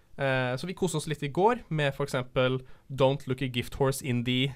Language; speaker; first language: Norwegian; native; Norwegian